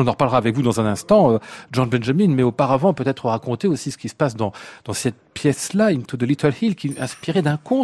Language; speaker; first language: French; native; French